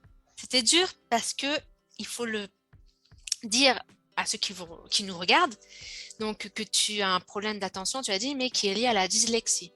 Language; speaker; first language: French; native; French